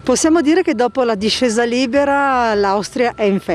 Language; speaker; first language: Italian; native; Italian